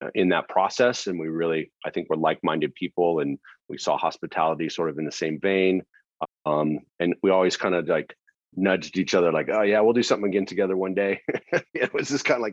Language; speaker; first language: English; native; English